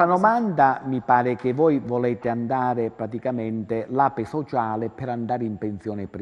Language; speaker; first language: Italian; native; Italian